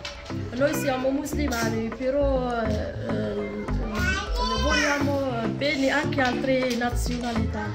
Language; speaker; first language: Italian; non-native, learner; Arabic